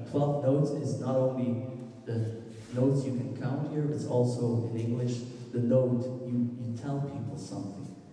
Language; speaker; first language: English; non-native, fluent; Dutch